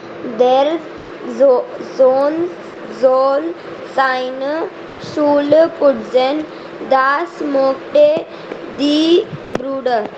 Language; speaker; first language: German; non-native, learner; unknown